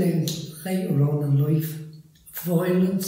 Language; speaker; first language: English; native; English